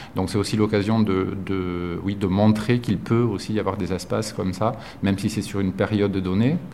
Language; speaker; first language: French; native; French